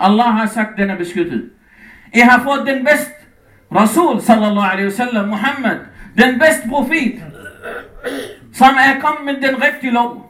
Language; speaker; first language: Danish; non-native, fluent; Arabic